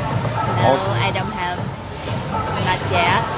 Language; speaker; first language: English; non-native, learner; Vietnamese